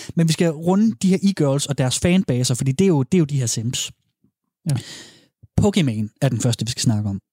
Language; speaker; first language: Danish; native; Danish